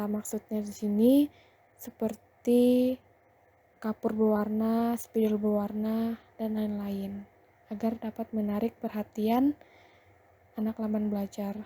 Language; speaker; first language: Indonesian; native; Indonesian